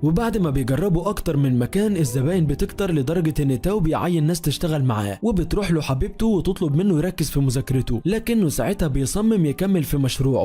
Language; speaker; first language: Arabic; native; Arabic